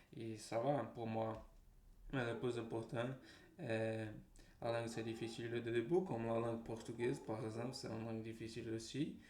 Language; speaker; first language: French; non-native, learner; Portuguese